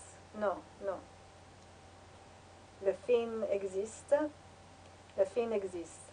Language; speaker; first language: French; non-native, learner; English